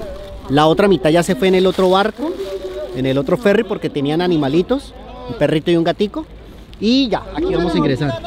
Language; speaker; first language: Spanish; native; Spanish